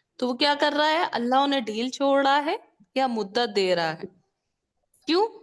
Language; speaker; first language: Urdu; native; Urdu